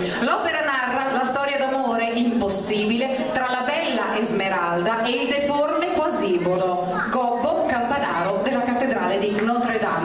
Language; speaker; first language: Italian; native; Italian